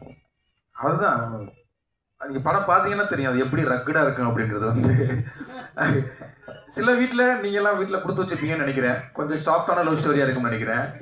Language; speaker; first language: Tamil; native; Tamil